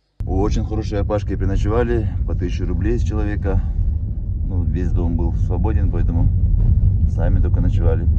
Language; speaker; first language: Russian; non-native, local second language; Yakut